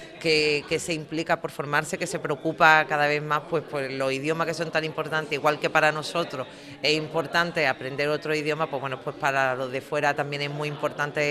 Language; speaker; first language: Spanish; native; Spanish